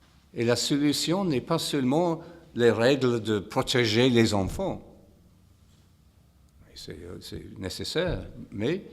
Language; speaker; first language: French; non-native, fluent; English